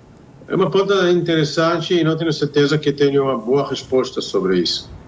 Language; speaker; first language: Portuguese; non-native, fluent; Hebrew